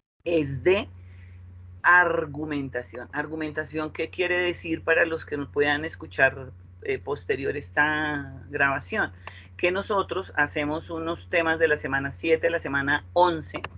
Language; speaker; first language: Spanish; native; Spanish